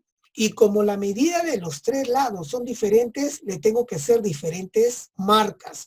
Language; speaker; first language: Spanish; native; Spanish